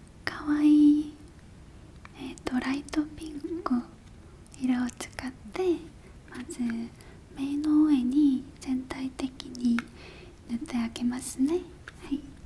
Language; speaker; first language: Japanese; non-native, learner; Korean